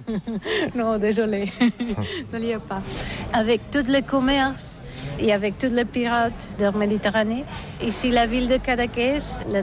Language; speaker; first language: French; non-native, learner; Catalan